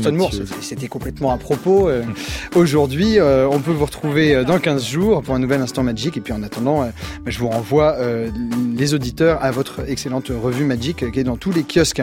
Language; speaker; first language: French; native; French